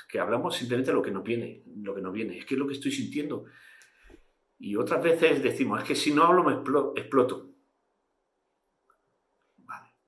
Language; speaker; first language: Spanish; native; Spanish